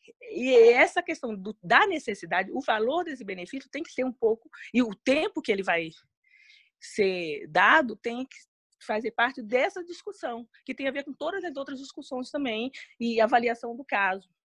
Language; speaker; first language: Portuguese; native; Portuguese